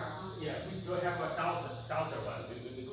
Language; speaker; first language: English; non-native, learner; Chinese